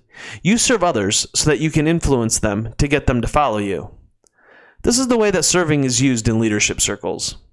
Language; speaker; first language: English; native; English